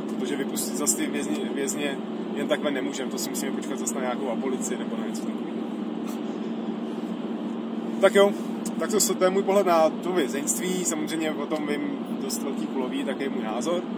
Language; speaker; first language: Czech; native; Czech